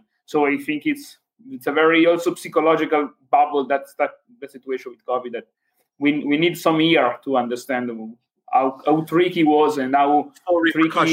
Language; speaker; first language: English; non-native, fluent; Italian